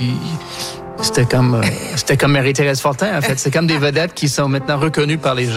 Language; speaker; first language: French; non-native, local second language; English